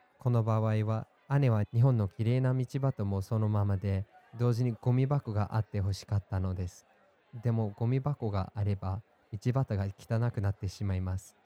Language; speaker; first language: Japanese; non-native, fluent; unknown